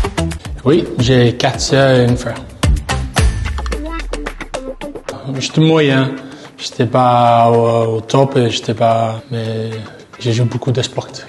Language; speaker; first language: French; non-native, learner; English